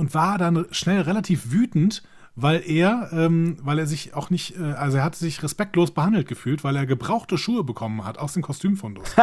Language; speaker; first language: German; native; German